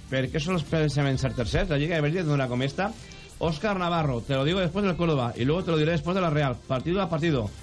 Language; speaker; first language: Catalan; native; Catalan